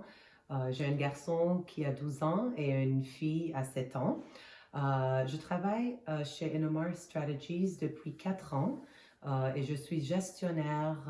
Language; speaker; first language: French; non-native, fluent; Armenian